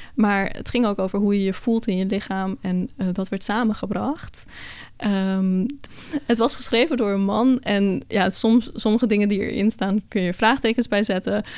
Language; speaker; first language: Dutch; early bilingual, other home language; Persian